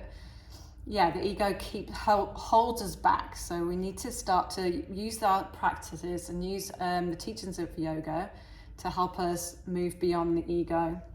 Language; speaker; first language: English; native; English